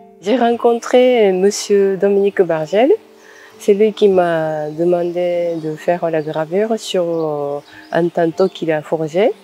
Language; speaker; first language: French; non-native, fluent; Japanese